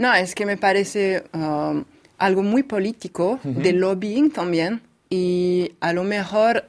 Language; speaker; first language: Spanish; non-native, fluent; French